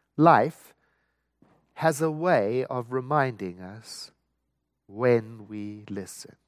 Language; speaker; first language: English; native; English